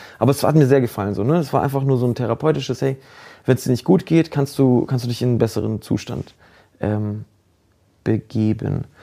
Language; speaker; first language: German; early bilingual, other home language; Polish